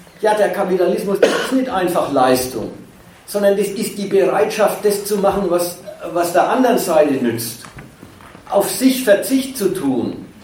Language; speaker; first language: German; native; German